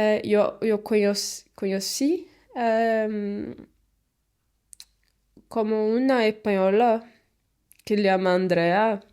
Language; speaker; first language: Spanish; non-native, learner; Portuguese